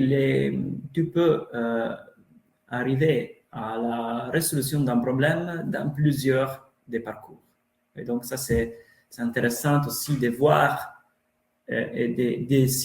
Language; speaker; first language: French; non-native, fluent; Italian